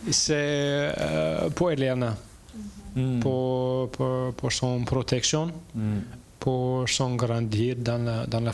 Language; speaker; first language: French; non-native, learner; English